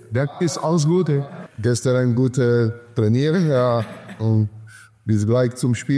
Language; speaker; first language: German; non-native, learner; Czech